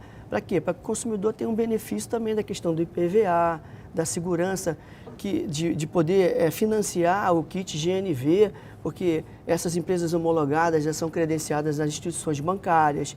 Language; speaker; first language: Portuguese; native; Portuguese